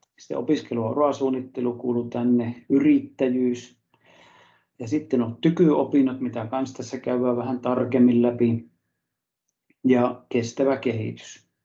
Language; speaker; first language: Finnish; native; Finnish